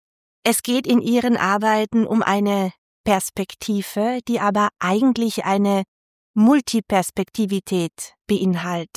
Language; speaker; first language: German; native; German